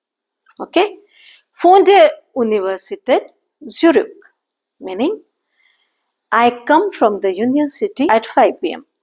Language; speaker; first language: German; non-native, fluent; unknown